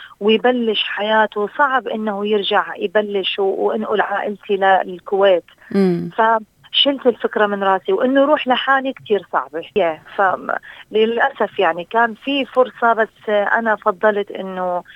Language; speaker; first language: Arabic; non-native, local second language; Assyrian Neo-Aramaic